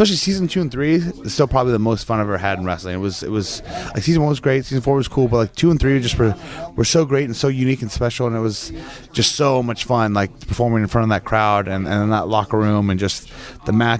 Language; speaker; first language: English; native; English